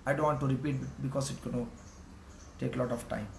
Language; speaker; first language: English; non-native, local second language; Urdu